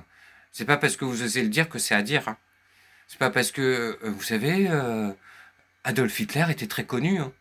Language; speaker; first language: French; native; French